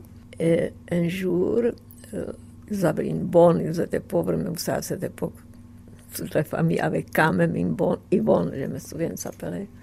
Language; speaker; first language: French; non-native, fluent; Czech